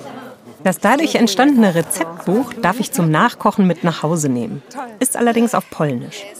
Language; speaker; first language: German; native; German